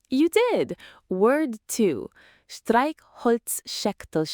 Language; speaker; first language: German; native; German